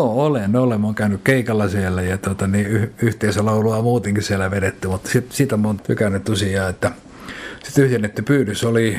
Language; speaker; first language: Finnish; native; Finnish